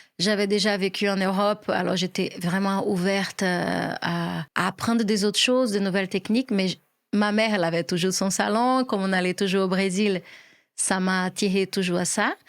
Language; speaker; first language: French; non-native, fluent; Portuguese